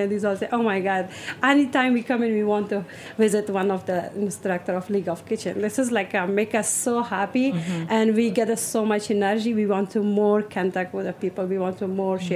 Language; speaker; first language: English; non-native, learner; Persian